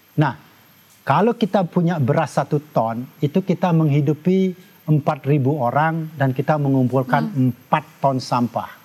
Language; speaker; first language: Indonesian; non-native, local second language; Balinese